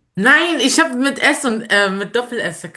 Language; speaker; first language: German; early bilingual, other home language; Tamil